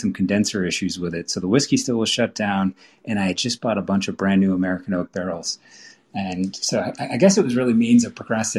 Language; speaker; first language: English; native; English